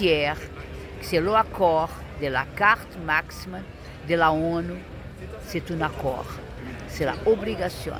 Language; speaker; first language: French; non-native, fluent; Portuguese